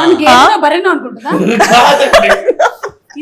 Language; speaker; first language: Telugu; native; Telugu